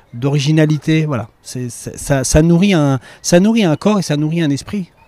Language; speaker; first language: French; native; French